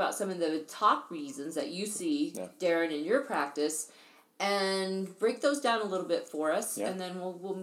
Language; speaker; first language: English; native; English